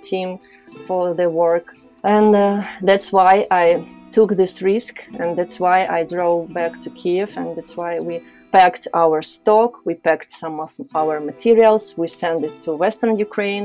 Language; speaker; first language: English; non-native, fluent; Ukrainian